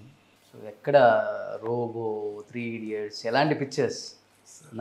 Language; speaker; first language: Telugu; native; Telugu